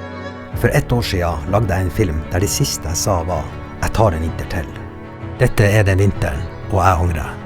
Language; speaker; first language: Norwegian; native; Norwegian